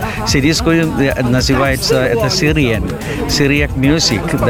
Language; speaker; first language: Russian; non-native, learner; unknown